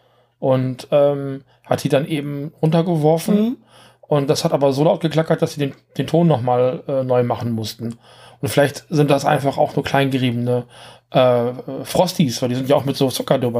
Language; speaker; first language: German; native; German